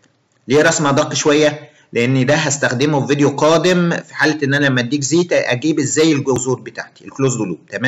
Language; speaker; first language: Arabic; native; Arabic